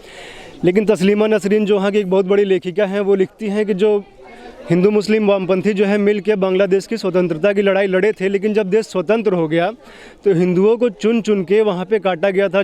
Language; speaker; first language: Hindi; native; Hindi